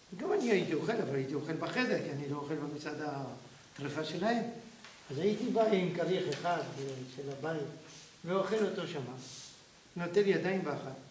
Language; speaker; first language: Hebrew; non-native, fluent; French